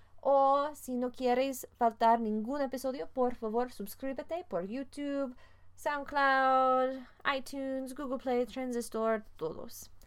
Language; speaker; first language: Spanish; non-native, fluent; English